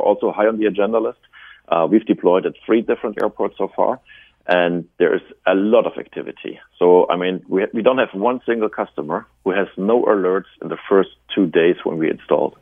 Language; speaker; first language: English; non-native, fluent; German